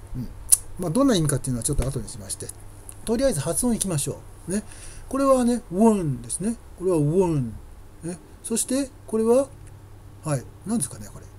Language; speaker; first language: Japanese; native; Japanese